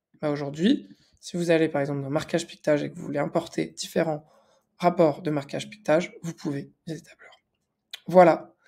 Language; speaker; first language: French; native; French